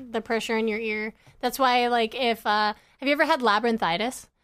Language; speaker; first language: English; native; English